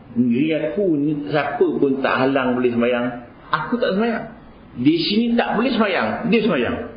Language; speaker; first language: Malay; native; Malay